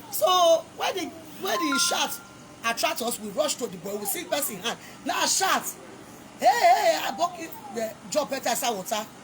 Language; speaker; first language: Nigerian Pidgin; non-native, local second language; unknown